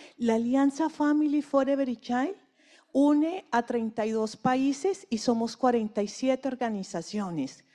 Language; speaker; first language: Spanish; native; Spanish